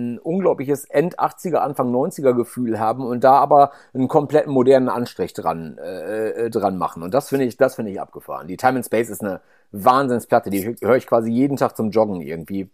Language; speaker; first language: German; native; German